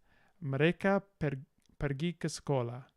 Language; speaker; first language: Indonesian; non-native, learner; English